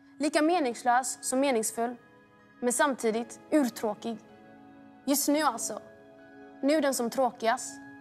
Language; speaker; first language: Swedish; early bilingual, other home language; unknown